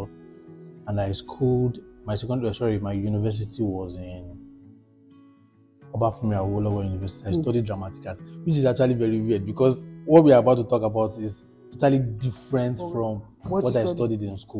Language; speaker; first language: English; non-native, local second language; Yoruba